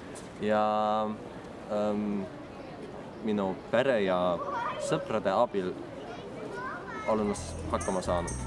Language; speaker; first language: Estonian; non-native, learner; German